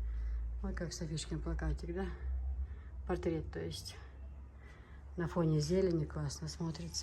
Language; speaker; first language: Russian; non-native, local second language; Chechen